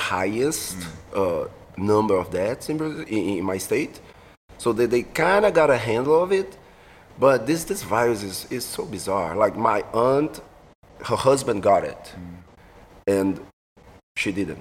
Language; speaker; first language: English; non-native, fluent; Portuguese